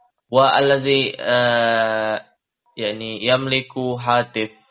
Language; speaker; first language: Arabic; non-native, learner; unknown